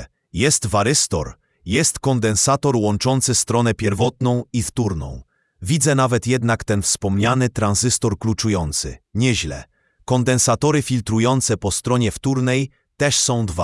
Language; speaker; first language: Polish; native; Polish